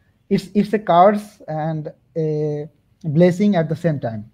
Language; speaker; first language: English; non-native, local second language; Bangla